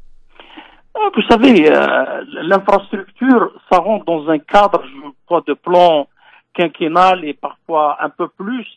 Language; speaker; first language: French; non-native, local second language; Kabyle